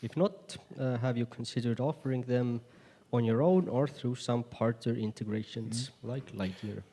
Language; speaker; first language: English; non-native, fluent; Estonian